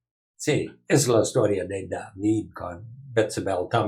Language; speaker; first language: Spanish; non-native, learner; English